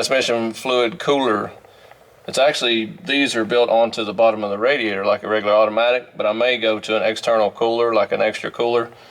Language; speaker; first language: English; native; English